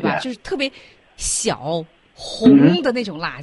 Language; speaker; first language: Chinese; native; Chinese